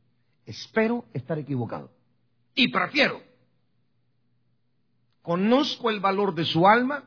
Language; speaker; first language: Spanish; native; Spanish